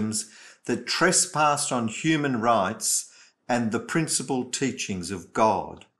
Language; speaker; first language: English; native; English